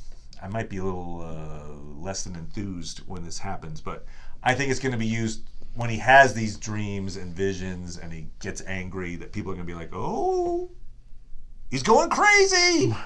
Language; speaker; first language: English; native; English